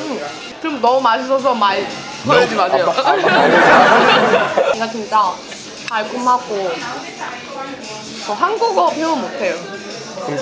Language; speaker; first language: Korean; non-native, learner; Cantonese